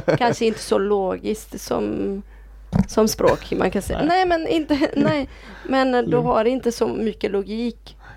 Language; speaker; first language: Swedish; non-native, fluent; Italian